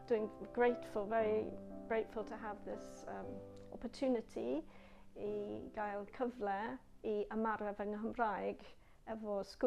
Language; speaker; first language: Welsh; non-native, learner; English